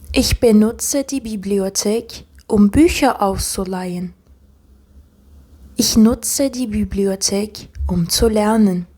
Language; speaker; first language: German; non-native, fluent; Turkish